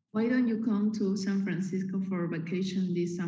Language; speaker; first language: English; non-native, learner; Spanish